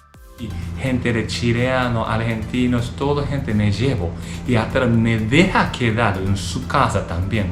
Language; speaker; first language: Spanish; non-native, learner; Japanese